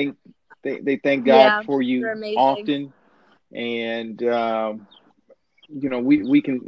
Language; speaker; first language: English; native; English